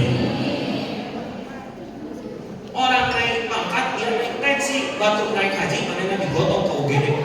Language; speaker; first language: Indonesian; non-native, local second language; Sundanese